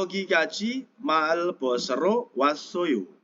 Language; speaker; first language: Korean; non-native, fluent; Indonesian